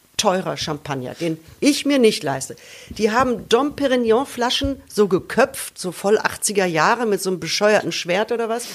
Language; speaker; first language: German; native; German